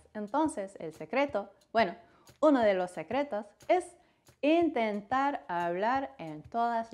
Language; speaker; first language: Spanish; non-native, fluent; English